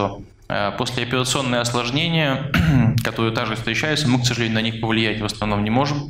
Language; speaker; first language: Russian; native; Russian